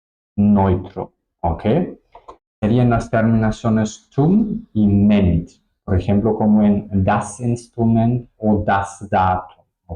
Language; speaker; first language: Spanish; non-native, fluent; German